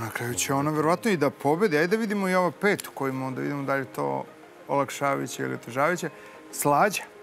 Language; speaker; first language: Serbian; native; Serbian